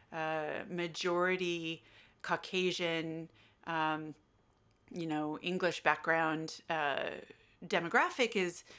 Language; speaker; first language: English; native; English